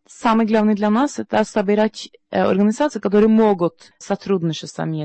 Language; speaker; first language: Russian; non-native, learner; Norwegian